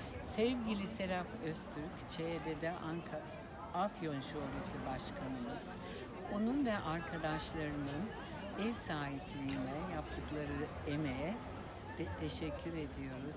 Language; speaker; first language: Turkish; native; Turkish